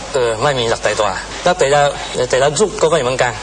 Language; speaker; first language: Thai; non-native, learner; Chinese